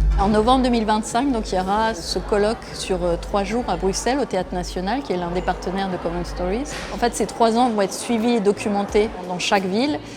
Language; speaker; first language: French; native; French